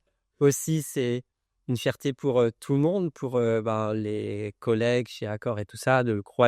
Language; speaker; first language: French; native; French